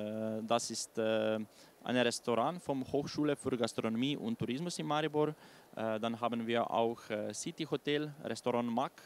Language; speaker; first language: German; non-native, learner; Slovenian